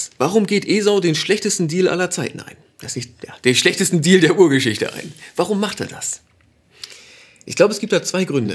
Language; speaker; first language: German; native; German